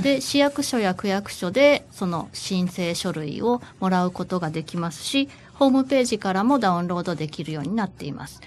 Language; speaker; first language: Japanese; native; Japanese